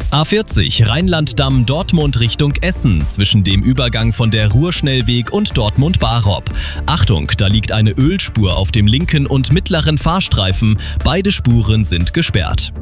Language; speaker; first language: German; native; German